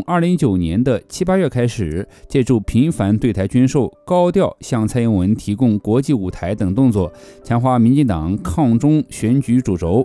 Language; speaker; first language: Chinese; native; Chinese